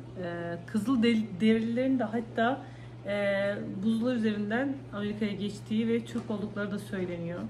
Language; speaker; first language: Turkish; native; Turkish